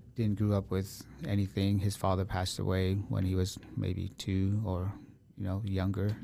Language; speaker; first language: English; early bilingual, other home language; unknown